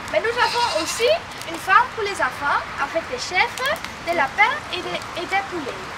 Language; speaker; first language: French; non-native, learner; Dutch